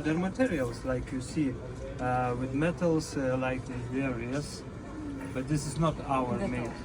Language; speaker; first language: English; non-native, fluent; Lithuanian